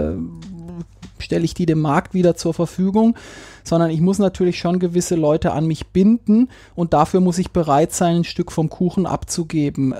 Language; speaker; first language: German; native; German